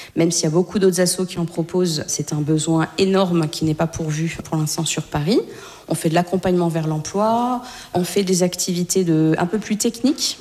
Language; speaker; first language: French; native; French